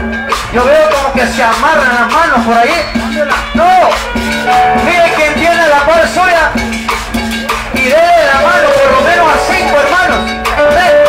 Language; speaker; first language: Spanish; native; Spanish